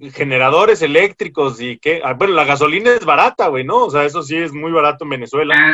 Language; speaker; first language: Spanish; native; Spanish